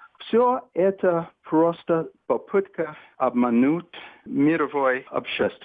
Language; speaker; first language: Russian; non-native, fluent; English